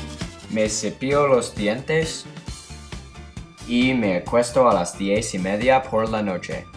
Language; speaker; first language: Spanish; non-native, learner; English